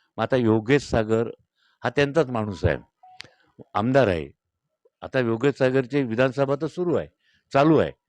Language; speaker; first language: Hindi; non-native, local second language; Marathi